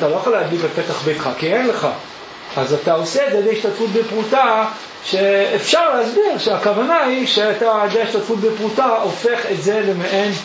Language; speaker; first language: Hebrew; early bilingual, other home language; English